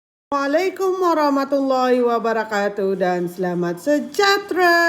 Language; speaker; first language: Malay; native; Malay